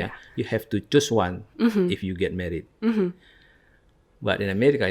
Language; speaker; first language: English; non-native, learner; Indonesian